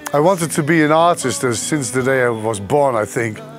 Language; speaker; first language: English; non-native, fluent; Dutch